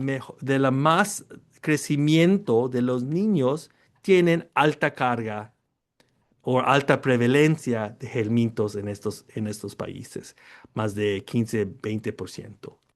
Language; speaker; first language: Spanish; early bilingual, heritage; Spanish